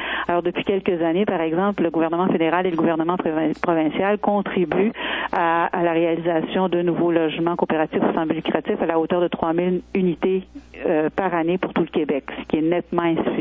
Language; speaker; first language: French; native; French